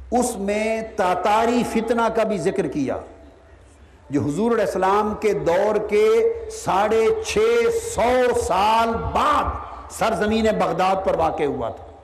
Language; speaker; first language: Urdu; non-native, local second language; Punjabi